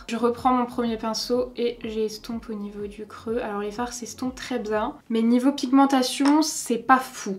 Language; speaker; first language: French; native; French